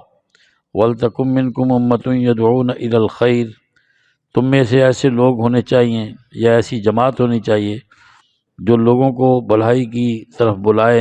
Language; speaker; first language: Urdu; non-native, local second language; Punjabi